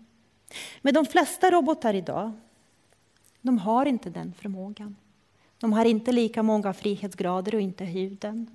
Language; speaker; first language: Swedish; non-native, fluent; Croatian